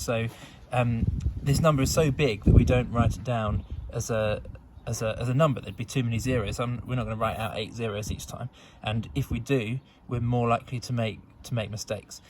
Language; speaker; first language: English; native; English